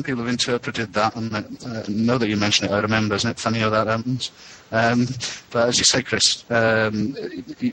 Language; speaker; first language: English; native; English